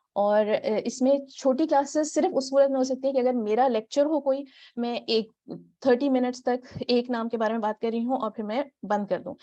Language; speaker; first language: Urdu; native; Urdu